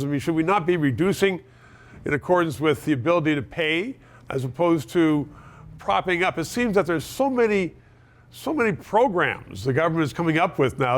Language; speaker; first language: English; native; English